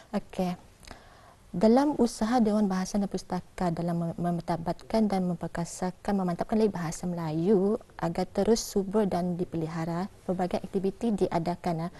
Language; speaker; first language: Malay; non-native, local second language; Iban